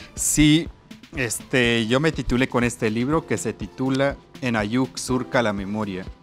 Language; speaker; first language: Spanish; non-native, local second language; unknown